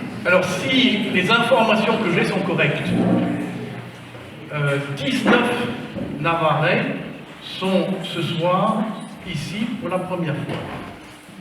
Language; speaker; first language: French; non-native, fluent; German